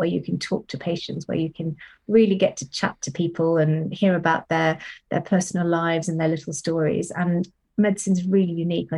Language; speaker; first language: English; non-native, local second language; Tamil